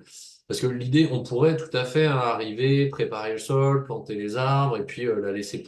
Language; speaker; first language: French; native; French